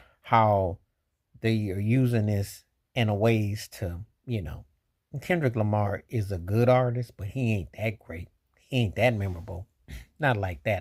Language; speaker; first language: English; native; English